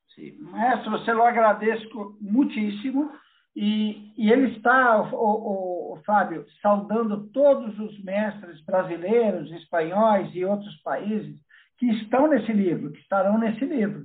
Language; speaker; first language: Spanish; non-native, learner; Portuguese